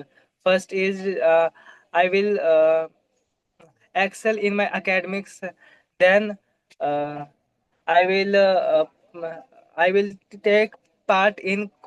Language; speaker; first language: English; non-native, local second language; Hindi